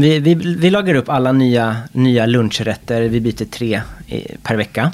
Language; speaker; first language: Swedish; non-native, fluent; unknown